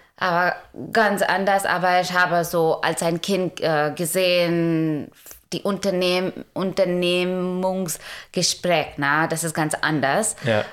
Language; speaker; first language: German; non-native, learner; Hindi